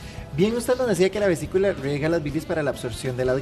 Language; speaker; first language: Spanish; native; Spanish